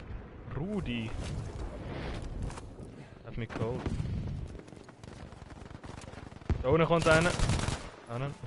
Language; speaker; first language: German; native; German